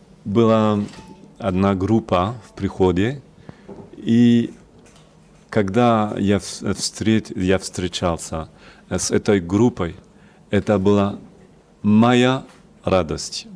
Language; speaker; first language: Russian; non-native, learner; French